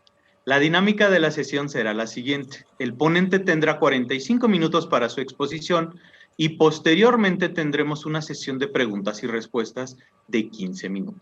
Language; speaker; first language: Spanish; native; Spanish